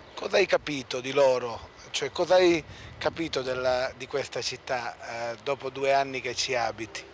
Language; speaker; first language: Italian; native; Italian